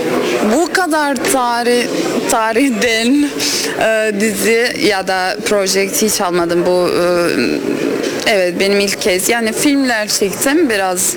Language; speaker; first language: Turkish; non-native, learner; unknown